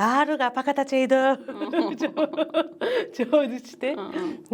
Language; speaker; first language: Malayalam; non-native, learner; Japanese